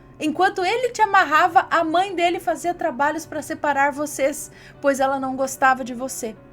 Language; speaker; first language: Portuguese; native; Portuguese